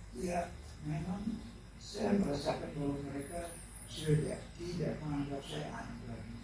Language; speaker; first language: Indonesian; native; Indonesian